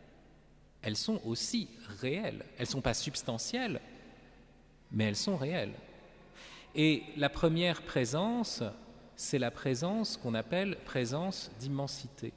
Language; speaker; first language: French; native; French